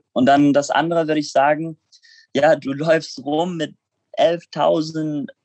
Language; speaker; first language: German; non-native, fluent; English